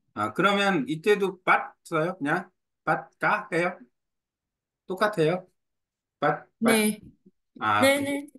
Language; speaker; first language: Korean; native; Korean